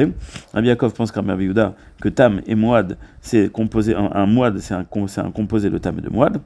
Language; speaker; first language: French; native; French